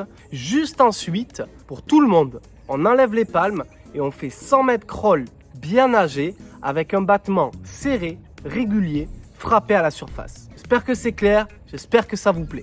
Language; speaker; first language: French; native; French